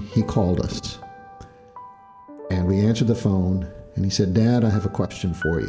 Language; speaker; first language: English; native; English